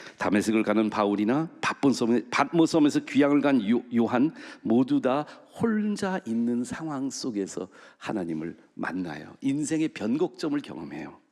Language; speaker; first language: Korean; early bilingual, heritage; Korean